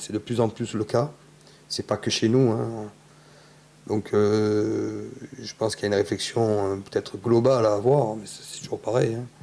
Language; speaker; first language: French; native; French